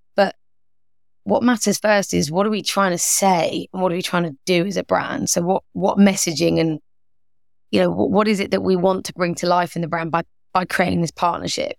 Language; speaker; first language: English; native; English